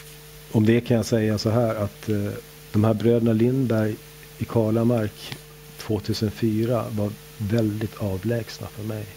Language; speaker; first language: Swedish; native; Swedish